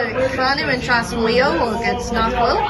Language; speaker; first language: Irish; non-native, learner; English